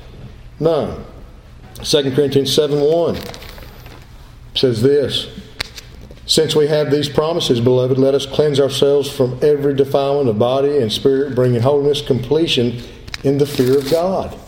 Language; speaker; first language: English; native; English